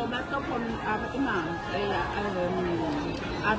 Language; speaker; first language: Spanish; native; Spanish